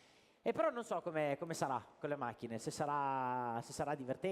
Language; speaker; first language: Italian; native; Italian